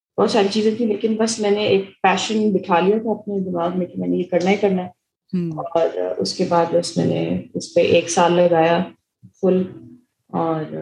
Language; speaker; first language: Urdu; native; Urdu